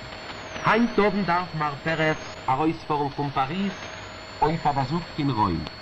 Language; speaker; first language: German; non-native, learner; Yiddish